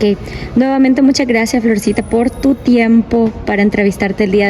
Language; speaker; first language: Spanish; native; Spanish